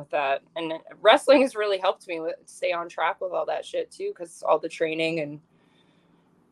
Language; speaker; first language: English; native; English